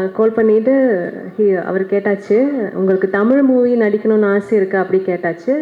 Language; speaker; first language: Tamil; non-native, learner; Malayalam